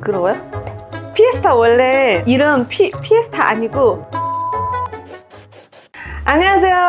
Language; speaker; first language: Korean; non-native, fluent; Chinese